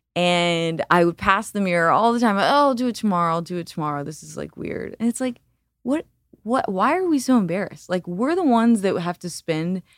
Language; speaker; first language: English; native; English